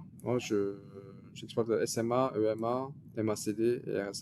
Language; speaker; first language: French; native; French